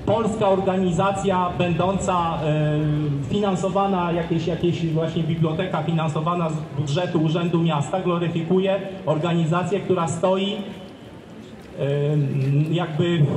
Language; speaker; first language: Polish; native; Polish